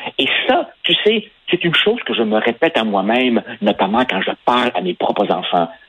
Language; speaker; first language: French; early bilingual, other home language; Spanish